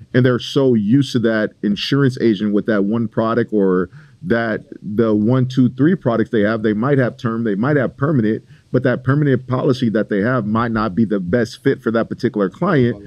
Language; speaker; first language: English; native; English